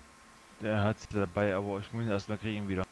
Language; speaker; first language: German; native; German